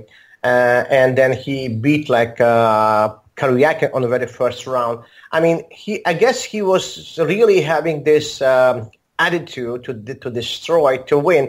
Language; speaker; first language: English; non-native, fluent; Azerbaijani